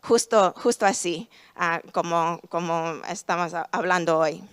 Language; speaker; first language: Spanish; non-native, learner; English